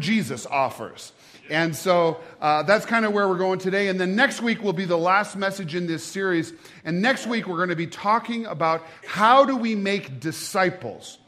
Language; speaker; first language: English; native; English